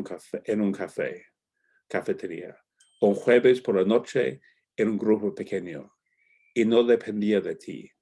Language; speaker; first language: Spanish; non-native, fluent; English